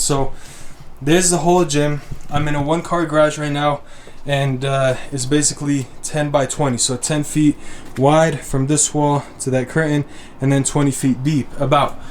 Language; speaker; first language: English; native; English